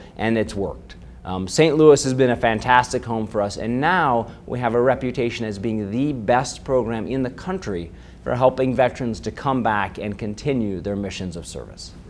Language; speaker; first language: English; native; English